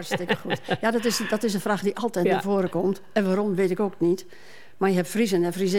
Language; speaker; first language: Dutch; native; Dutch